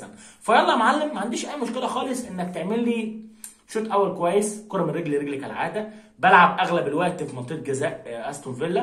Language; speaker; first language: Arabic; native; Arabic